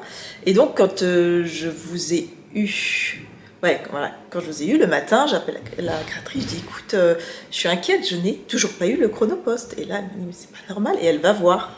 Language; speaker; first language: French; native; French